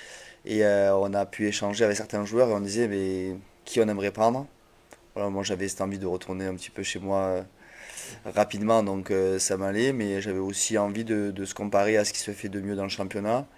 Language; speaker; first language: French; native; French